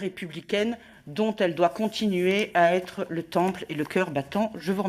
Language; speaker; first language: French; native; French